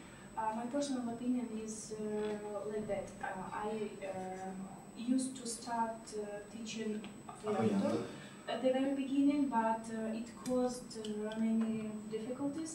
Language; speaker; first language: English; non-native, fluent; Russian